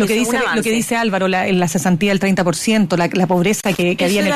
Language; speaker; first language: Spanish; native; Spanish